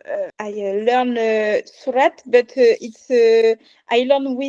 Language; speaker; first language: English; non-native, learner; French